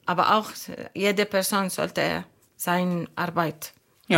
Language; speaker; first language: German; non-native, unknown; Arabic